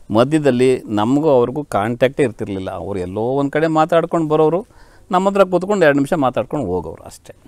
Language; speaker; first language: Kannada; native; Kannada